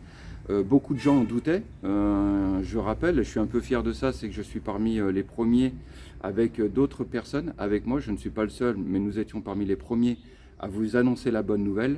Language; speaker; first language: French; native; French